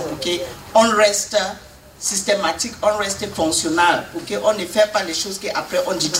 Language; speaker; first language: French; non-native, fluent; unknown